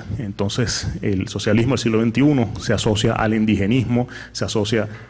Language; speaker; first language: Spanish; native; Spanish